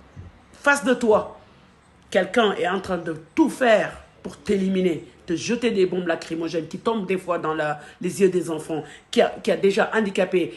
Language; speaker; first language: French; non-native, local second language; Wolof